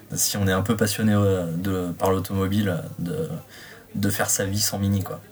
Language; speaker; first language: French; native; French